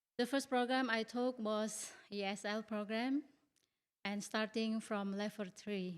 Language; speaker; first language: English; non-native, learner; Indonesian